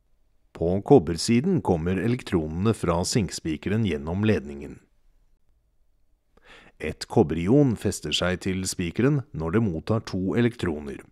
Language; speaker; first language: Norwegian; native; Norwegian